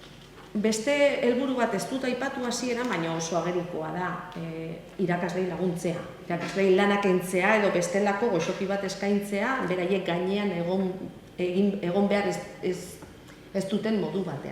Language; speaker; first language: Basque; native; Basque